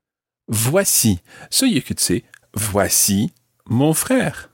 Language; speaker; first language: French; non-native, fluent; English